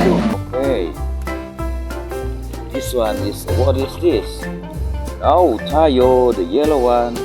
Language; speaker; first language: English; non-native, learner; Indonesian